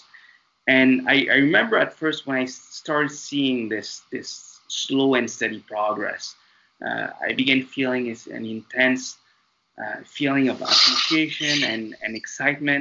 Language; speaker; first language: English; non-native, fluent; French